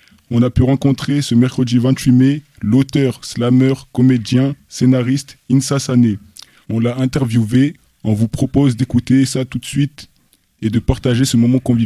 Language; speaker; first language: French; native; French